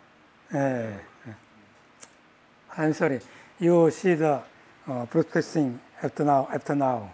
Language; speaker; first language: English; non-native, learner; Korean